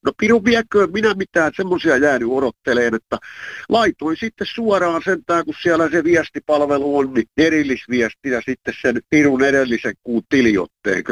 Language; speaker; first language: Finnish; native; Finnish